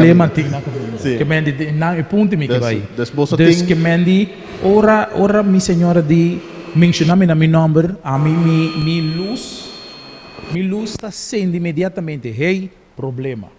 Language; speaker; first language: Portuguese; non-native, learner; Papiamento